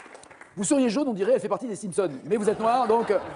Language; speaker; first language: French; native; French